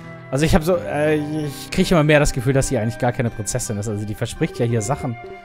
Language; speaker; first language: German; native; German